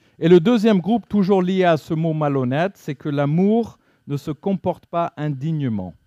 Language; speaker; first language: French; non-native, fluent; English